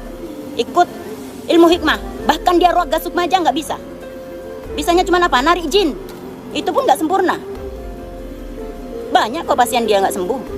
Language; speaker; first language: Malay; non-native, local second language; Javanese